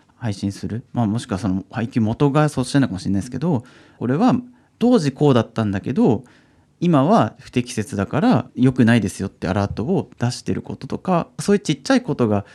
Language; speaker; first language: Japanese; native; Japanese